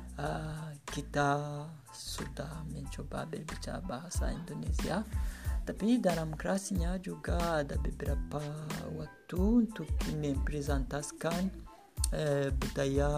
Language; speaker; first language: Indonesian; non-native, learner; Kinyarwanda